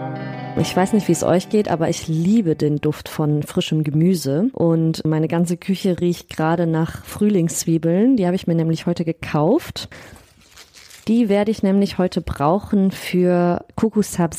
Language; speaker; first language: German; native; German